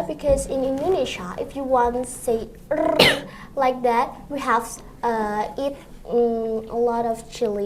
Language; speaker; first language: English; non-native, learner; Indonesian